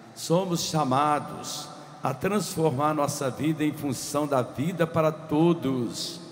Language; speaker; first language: Portuguese; native; Portuguese